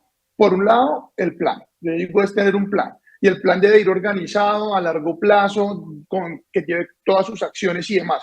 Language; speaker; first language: Spanish; native; Spanish